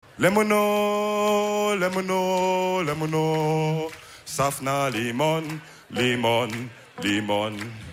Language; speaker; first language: German; early bilingual, other home language; Wolof